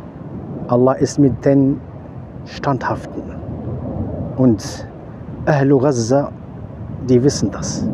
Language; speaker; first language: German; non-native, fluent; Arabic